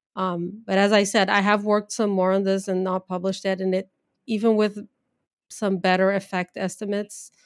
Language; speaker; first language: English; non-native, fluent; Portuguese